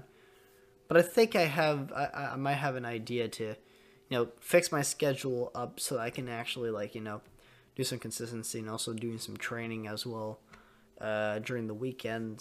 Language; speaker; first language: English; native; English